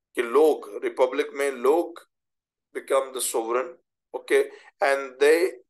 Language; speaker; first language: English; non-native, local second language; Urdu